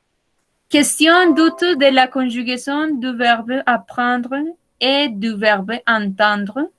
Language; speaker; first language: French; non-native, learner; Spanish